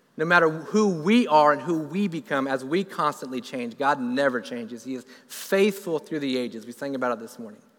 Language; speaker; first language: English; native; English